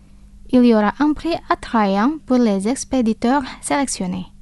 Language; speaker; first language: French; non-native, fluent; Indonesian